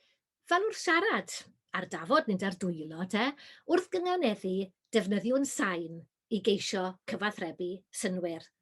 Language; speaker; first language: Welsh; native; Welsh